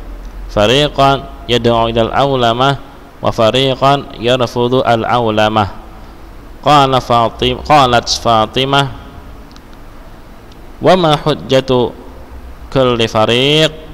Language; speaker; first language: Arabic; non-native, fluent; Indonesian